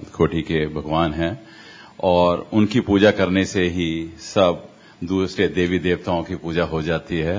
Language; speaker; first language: Hindi; non-native, local second language; Punjabi